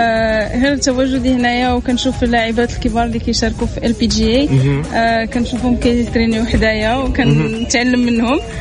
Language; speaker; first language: Arabic; native; Arabic